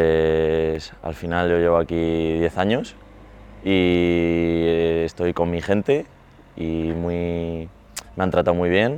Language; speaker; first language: Spanish; native; Spanish